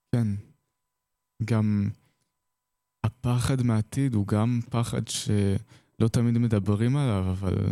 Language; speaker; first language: Hebrew; native; Hebrew